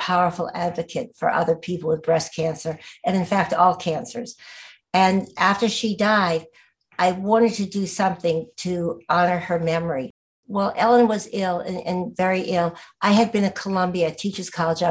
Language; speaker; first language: English; native; English